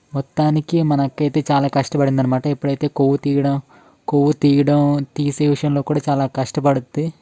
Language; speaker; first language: Telugu; non-native, local second language; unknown